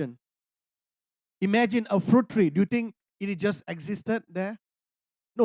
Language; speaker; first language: English; non-native, local second language; Tamil